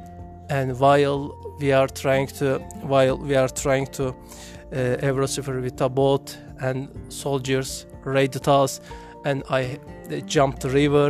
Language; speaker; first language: English; non-native, learner; Turkish